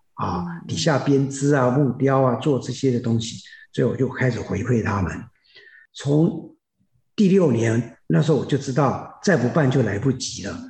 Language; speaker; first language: Chinese; native; Chinese